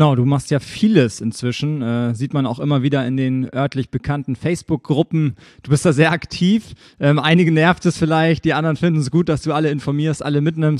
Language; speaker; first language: German; native; German